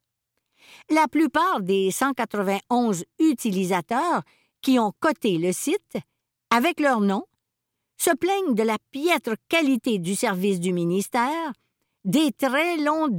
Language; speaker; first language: French; native; French